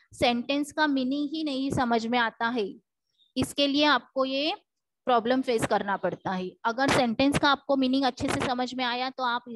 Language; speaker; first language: Hindi; non-native, local second language; Marathi